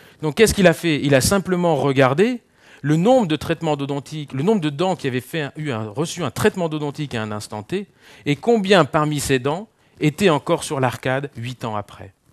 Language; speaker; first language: French; native; French